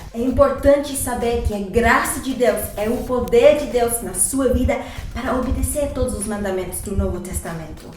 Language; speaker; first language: Portuguese; non-native, fluent; English